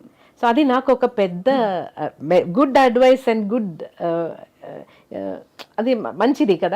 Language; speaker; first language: Telugu; non-native, local second language; Malayalam